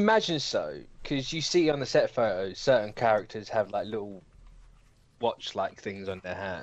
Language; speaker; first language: English; native; English